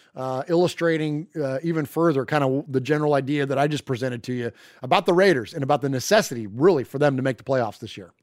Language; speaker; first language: English; native; English